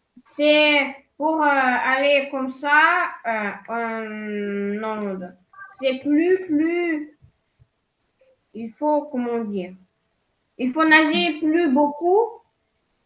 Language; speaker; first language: French; non-native, learner; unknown